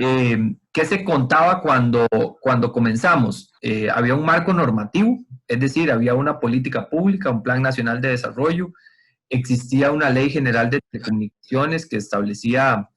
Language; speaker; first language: Spanish; native; Spanish